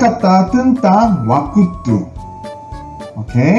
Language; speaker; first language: Indonesian; non-native, learner; Korean